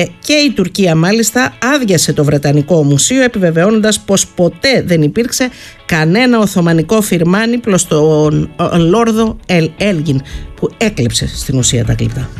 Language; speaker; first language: Greek; native; Greek